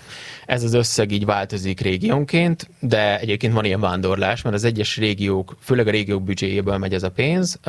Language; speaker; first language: Hungarian; native; Hungarian